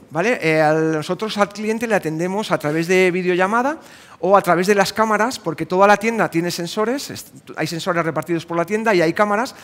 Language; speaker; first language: Spanish; native; Spanish